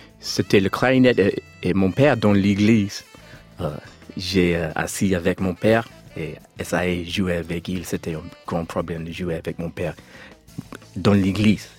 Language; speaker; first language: French; non-native, learner; English